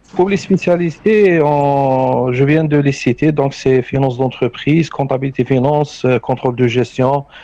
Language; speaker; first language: French; non-native, local second language; Arabic